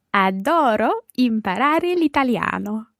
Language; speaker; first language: Italian; non-native, learner; English